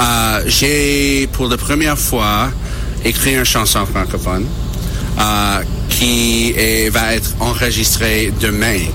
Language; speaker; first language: French; non-native, learner; English